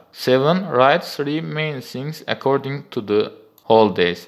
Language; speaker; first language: English; non-native, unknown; Azerbaijani